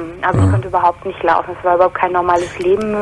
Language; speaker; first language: German; native; German